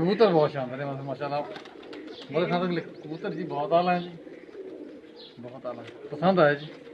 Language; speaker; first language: Hindi; non-native, local second language; Punjabi